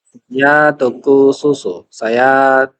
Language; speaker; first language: Indonesian; non-native, learner; Chinese